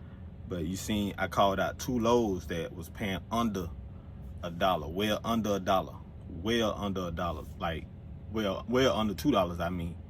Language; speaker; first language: English; native; English